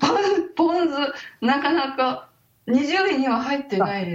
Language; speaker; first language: Japanese; native; Japanese